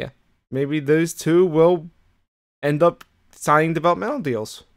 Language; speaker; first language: English; native; English